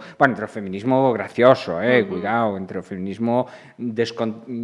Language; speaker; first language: Galician; native; Galician